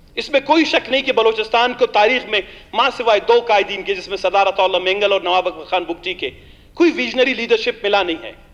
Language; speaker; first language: Urdu; non-native, local second language; Baluchi